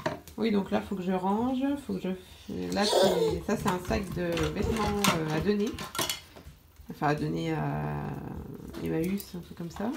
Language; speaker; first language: French; native; French